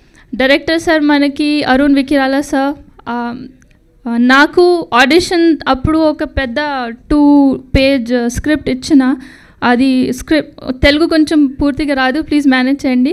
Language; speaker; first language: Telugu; non-native, learner; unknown